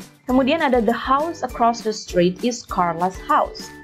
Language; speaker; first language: English; non-native, fluent; Indonesian